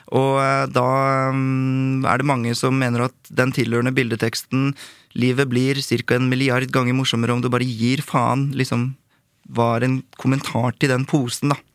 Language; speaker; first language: Norwegian; early bilingual, other home language; Korean